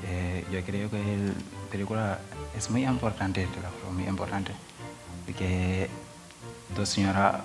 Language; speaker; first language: Spanish; non-native, learner; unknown